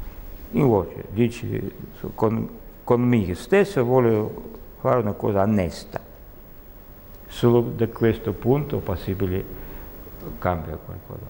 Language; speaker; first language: Italian; non-native, learner; Russian